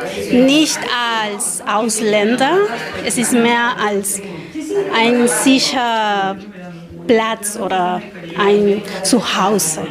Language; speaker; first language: German; non-native, learner; Spanish